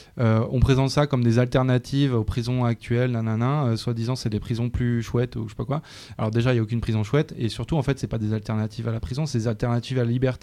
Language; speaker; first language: French; native; French